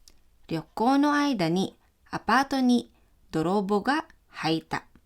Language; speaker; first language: Japanese; non-native, fluent; Filipino